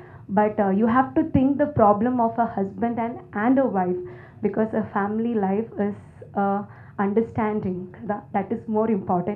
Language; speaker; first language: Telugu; non-native, learner; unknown